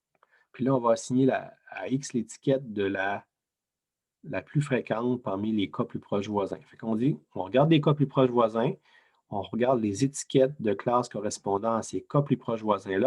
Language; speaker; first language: French; native; French